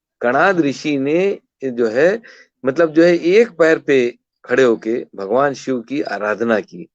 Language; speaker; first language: Hindi; non-native, local second language; Kannada